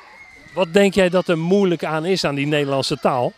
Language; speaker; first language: Dutch; native; Dutch